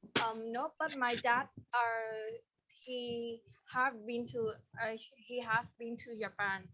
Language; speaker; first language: English; non-native, learner; Vietnamese